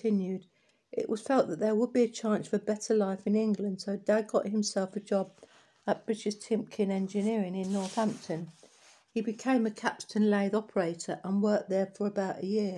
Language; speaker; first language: English; native; English